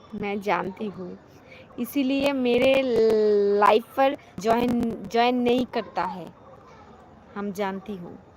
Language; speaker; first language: Hindi; non-native, learner; Bangla